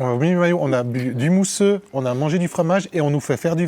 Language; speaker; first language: French; native; French